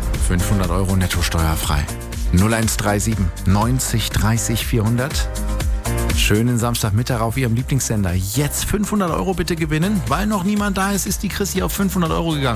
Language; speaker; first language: German; native; German